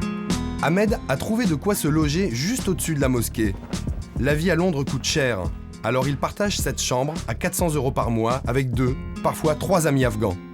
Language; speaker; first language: French; native; French